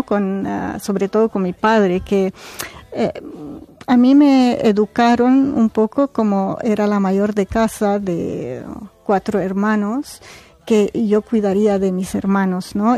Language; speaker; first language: Spanish; non-native, fluent; Arabic